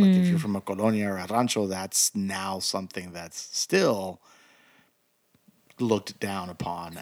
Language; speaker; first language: English; early bilingual, other home language; Spanish